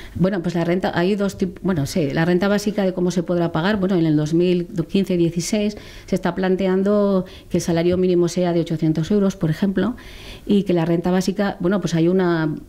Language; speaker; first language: Spanish; native; Spanish